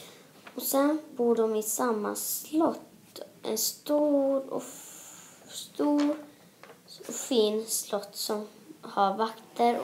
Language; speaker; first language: Swedish; non-native, local second language; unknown